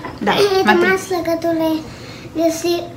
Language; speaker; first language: Russian; early bilingual, heritage; English